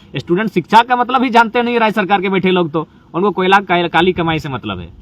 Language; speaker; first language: Hindi; non-native, local second language; Magahi